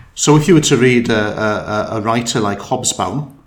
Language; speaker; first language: English; native; English